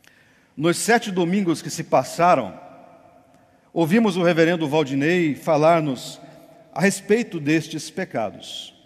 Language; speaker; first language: Portuguese; native; Portuguese